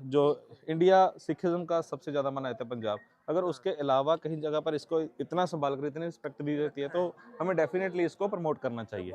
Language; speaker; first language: Hindi; non-native, local second language; Punjabi